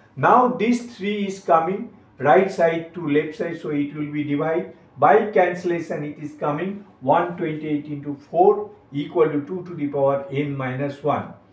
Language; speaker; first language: English; non-native, local second language; Bangla